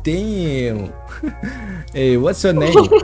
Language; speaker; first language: English; non-native, learner; Indonesian